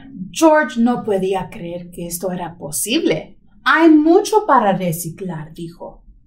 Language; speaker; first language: Spanish; early bilingual, heritage; Spanish